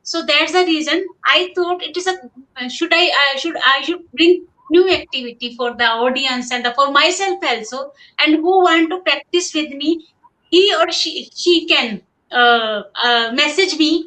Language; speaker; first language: English; non-native, local second language; Hindi